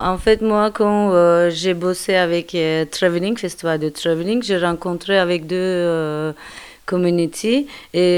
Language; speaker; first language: French; non-native, fluent; Turkish